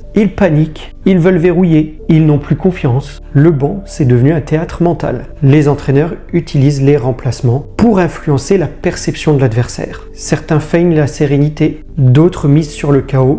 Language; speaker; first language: French; native; French